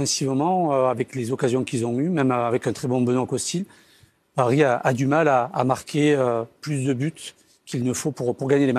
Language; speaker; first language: French; native; French